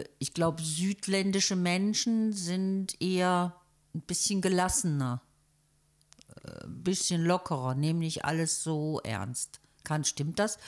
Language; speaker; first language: German; native; German